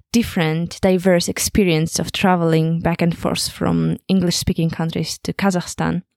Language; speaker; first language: English; non-native, fluent; Kazakh